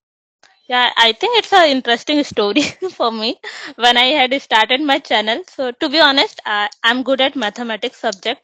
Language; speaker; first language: English; non-native, local second language; Hindi